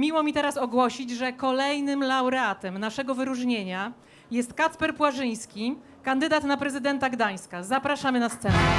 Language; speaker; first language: Polish; native; Polish